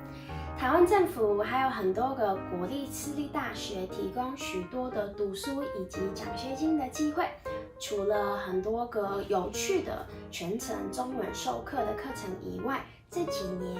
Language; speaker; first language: Chinese; non-native, fluent; Mongolian